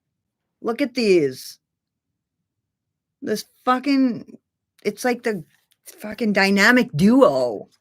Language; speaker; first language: English; native; English